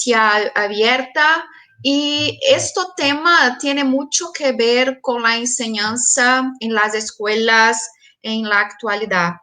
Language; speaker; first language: Spanish; non-native, fluent; Portuguese